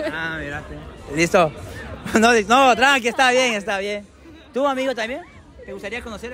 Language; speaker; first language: Spanish; native; Spanish